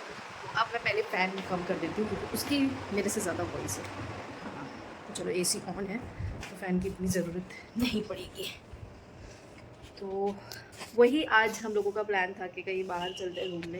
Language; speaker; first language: Hindi; native; Hindi